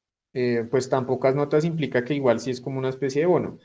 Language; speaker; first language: Spanish; native; Spanish